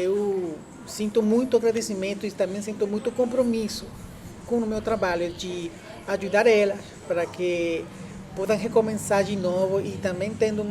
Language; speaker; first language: Portuguese; non-native, fluent; Spanish